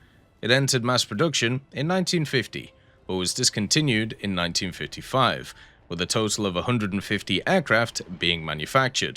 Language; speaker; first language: English; native; English